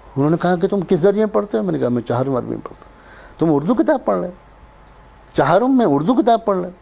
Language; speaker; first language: Urdu; native; Urdu